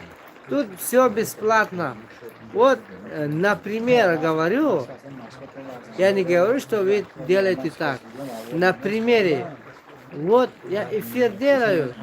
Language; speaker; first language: Russian; non-native, local second language; Tajik